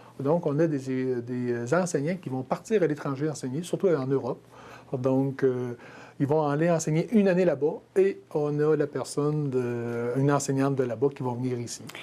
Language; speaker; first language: French; native; French